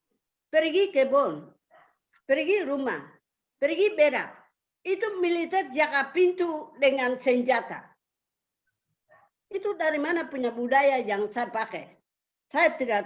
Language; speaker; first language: Indonesian; non-native, local second language; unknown